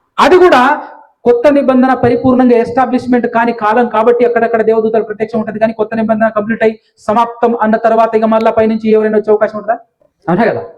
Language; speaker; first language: Telugu; non-native, local second language; Lambadi